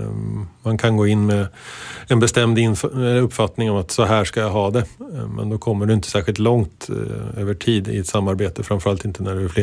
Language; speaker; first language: Swedish; native; Swedish